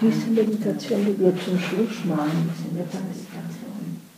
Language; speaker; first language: German; non-native, fluent; Spanish